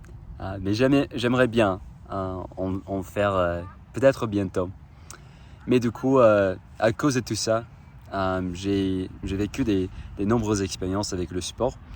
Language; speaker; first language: French; non-native, fluent; English